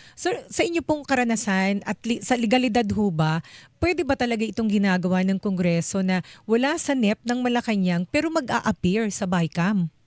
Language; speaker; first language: Filipino; native; Filipino